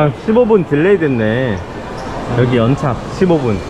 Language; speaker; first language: Korean; native; Korean